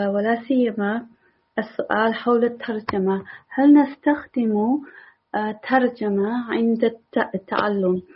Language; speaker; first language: Arabic; non-native, learner; English